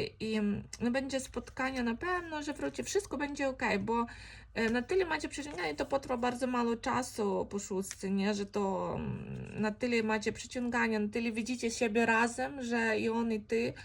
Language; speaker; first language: Polish; non-native, fluent; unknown